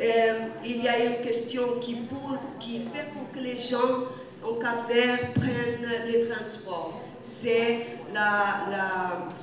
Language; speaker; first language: French; non-native, fluent; Portuguese